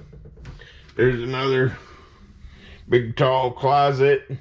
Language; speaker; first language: English; native; English